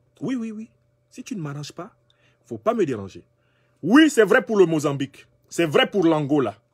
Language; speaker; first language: French; non-native, local second language; Basaa